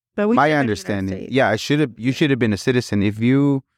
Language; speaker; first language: English; early bilingual, other home language; Spanish